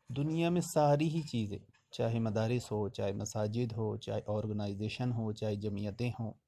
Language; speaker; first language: Urdu; native; Urdu